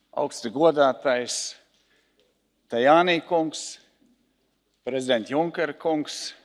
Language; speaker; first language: Latvian; early bilingual, heritage; Latvian